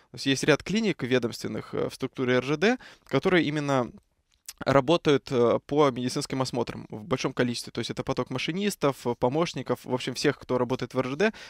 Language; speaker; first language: Russian; native; Russian